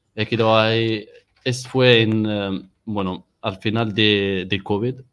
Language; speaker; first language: Spanish; non-native, learner; Arabic